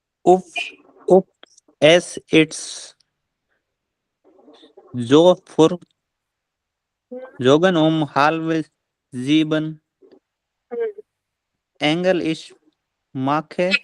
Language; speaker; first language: German; non-native, learner; Hindi